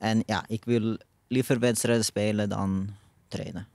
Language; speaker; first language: Dutch; non-native, fluent; Norwegian